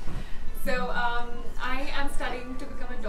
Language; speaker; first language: English; non-native, learner; Spanish